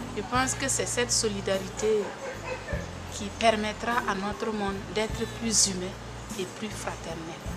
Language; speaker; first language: French; non-native, local second language; Mossi